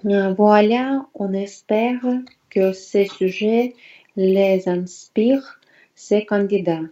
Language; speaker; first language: French; non-native, learner; Russian